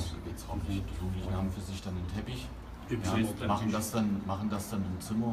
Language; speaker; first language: German; native; German